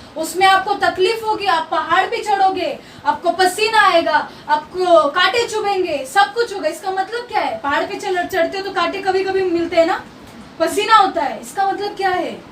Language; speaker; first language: Hindi; non-native, local second language; Marathi